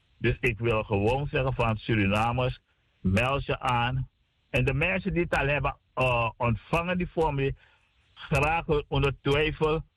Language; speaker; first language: Dutch; native; Dutch